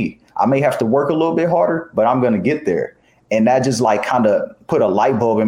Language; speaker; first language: English; native; English